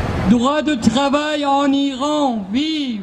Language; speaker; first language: French; non-native, learner; Persian